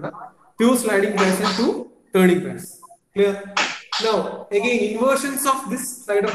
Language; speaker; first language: English; non-native, local second language; Malayalam